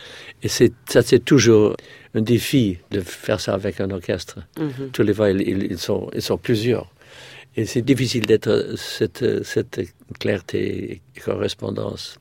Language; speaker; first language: French; non-native, fluent; English